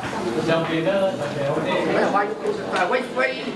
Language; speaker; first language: Cantonese; native; Cantonese